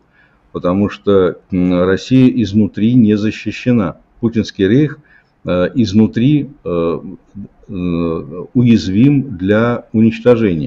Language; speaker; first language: Russian; native; Russian